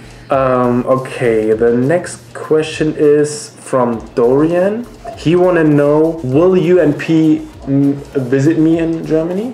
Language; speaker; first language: English; non-native, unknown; German